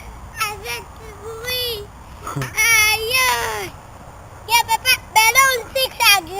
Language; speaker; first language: French; native; French